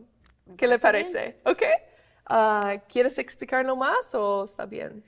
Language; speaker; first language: Spanish; non-native, fluent; English